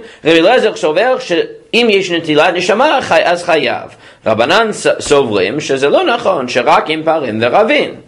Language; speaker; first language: Hebrew; non-native, fluent; English